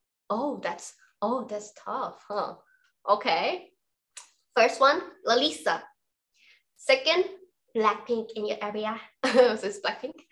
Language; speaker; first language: English; non-native, fluent; Thai